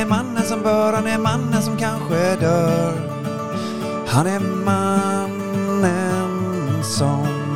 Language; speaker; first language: Swedish; native; Swedish